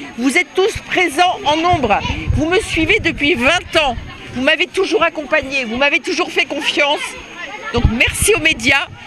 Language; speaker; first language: French; native; French